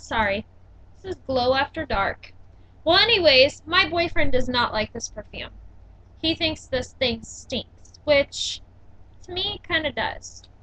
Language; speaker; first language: English; native; English